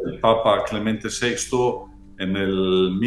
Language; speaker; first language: Spanish; non-native, fluent; Italian